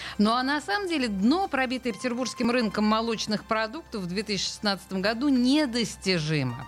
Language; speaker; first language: Russian; native; Russian